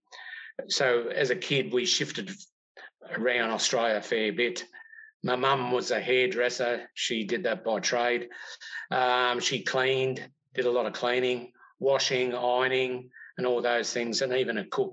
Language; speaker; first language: English; native; English